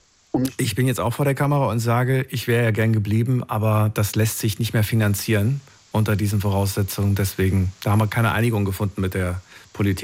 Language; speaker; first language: German; native; German